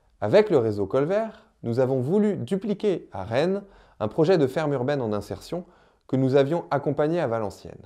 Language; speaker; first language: French; native; French